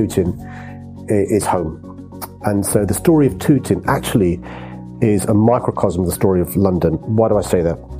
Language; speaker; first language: English; native; English